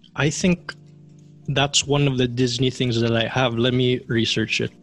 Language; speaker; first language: English; non-native, local second language; Filipino